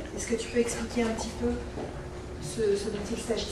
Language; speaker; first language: French; native; French